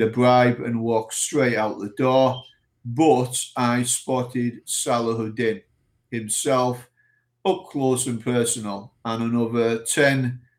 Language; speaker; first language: English; native; English